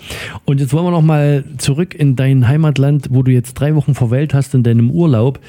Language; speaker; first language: German; native; German